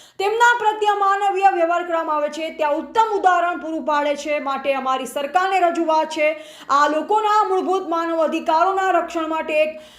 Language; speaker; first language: Gujarati; native; Gujarati